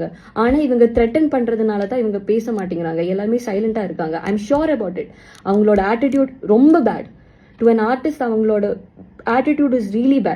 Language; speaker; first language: Tamil; non-native, local second language; Malayalam